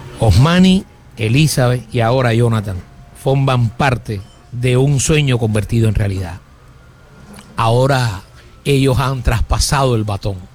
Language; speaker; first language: Spanish; native; Spanish